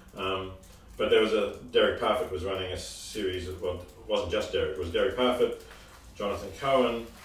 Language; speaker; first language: English; native; English